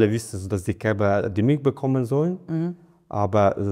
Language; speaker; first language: German; non-native, fluent; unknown